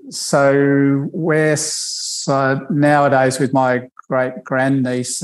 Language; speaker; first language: English; native; English